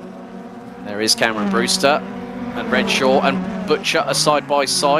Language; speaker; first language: English; native; English